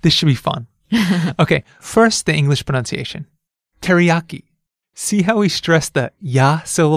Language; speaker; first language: English; native; English